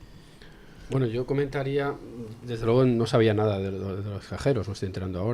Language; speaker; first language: Spanish; native; Spanish